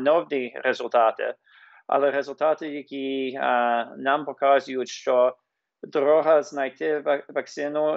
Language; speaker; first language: Ukrainian; early bilingual, heritage; English